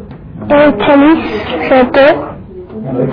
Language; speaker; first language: French; non-native, learner; English